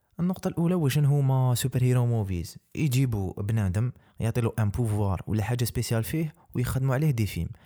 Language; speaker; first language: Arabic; native; Arabic